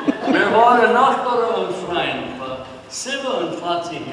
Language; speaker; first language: German; early bilingual, heritage; English